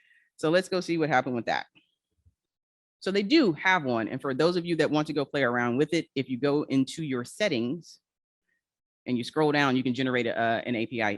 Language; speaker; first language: English; native; English